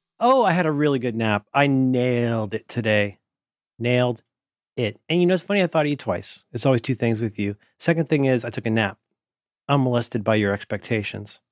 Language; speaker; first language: English; native; English